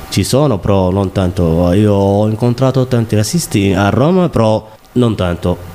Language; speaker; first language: Italian; non-native, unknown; Somali